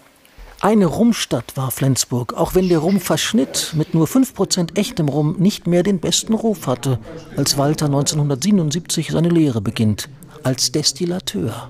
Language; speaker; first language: German; native; German